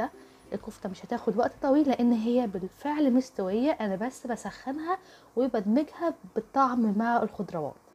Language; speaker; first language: Arabic; native; Arabic